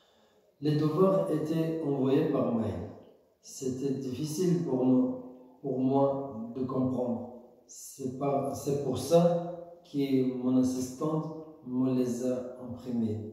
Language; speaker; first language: French; non-native, learner; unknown